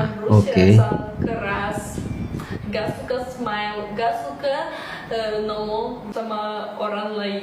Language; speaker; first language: Indonesian; non-native, fluent; French